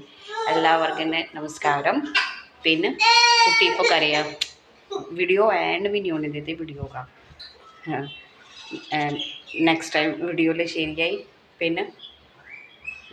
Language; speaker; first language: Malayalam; non-native, learner; Hindi